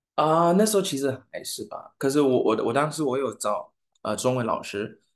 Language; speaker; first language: Chinese; non-native, fluent; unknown